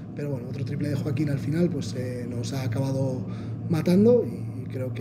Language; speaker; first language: Spanish; non-native, local second language; Basque